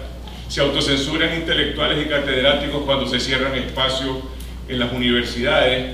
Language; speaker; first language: Spanish; native; Spanish